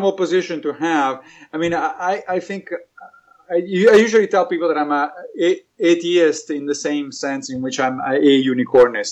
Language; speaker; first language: English; non-native, fluent; Italian